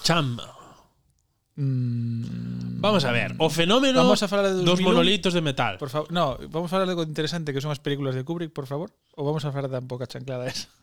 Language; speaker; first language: Galician; non-native, local second language; Spanish